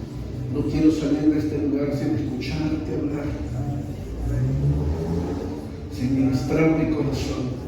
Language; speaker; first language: Spanish; native; Spanish